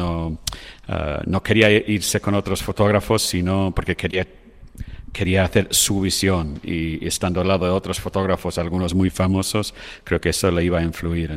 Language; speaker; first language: Spanish; non-native, fluent; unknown